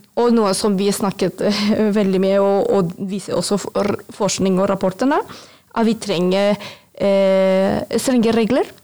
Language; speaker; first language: Norwegian; non-native, fluent; Spanish